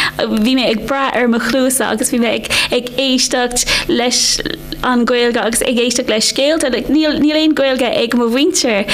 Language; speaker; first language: Irish; non-native, local second language; English